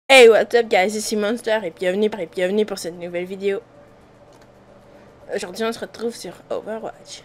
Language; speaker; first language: French; native; French